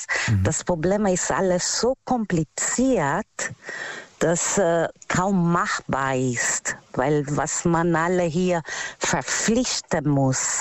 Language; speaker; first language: German; non-native, learner; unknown